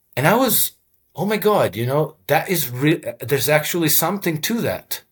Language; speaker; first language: English; non-native, fluent; Croatian